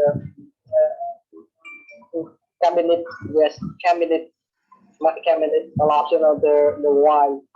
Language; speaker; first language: English; non-native, learner; Vietnamese